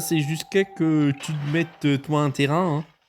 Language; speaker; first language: French; native; French